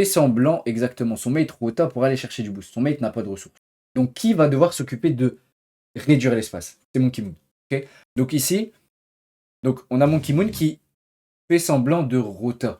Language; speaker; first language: French; native; French